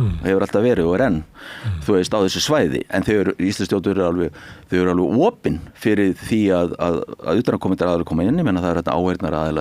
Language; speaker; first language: Icelandic; native; Icelandic